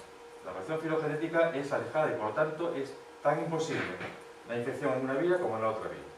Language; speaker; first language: Spanish; native; Spanish